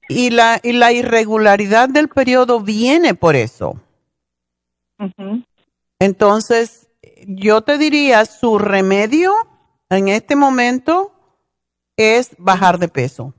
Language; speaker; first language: Spanish; native; Spanish